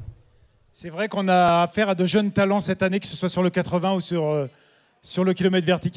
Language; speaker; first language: French; native; French